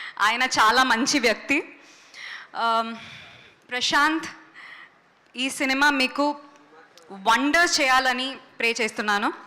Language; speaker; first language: Telugu; non-native, learner; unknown